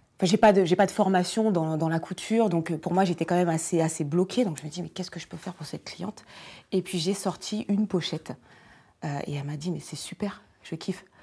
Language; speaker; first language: French; native; French